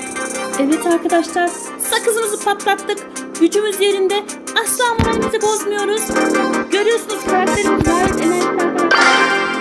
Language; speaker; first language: Turkish; native; Turkish